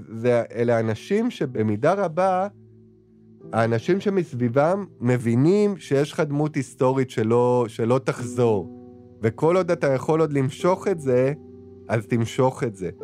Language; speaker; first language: Hebrew; native; Hebrew